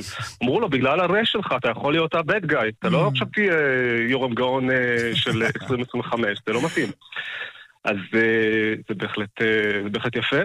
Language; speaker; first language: Hebrew; native; Hebrew